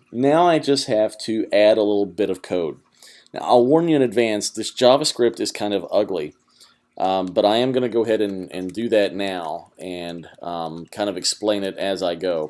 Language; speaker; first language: English; native; English